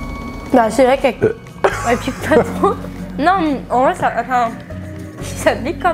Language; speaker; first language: French; native; French